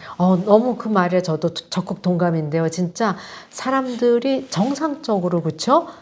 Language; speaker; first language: Korean; native; Korean